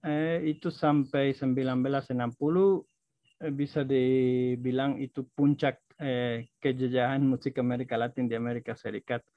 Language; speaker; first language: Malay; non-native, fluent; Spanish